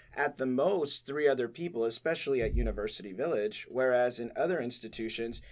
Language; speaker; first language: English; native; English